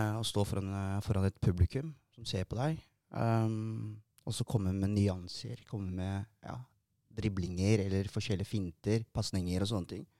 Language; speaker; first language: Norwegian; early bilingual, other home language; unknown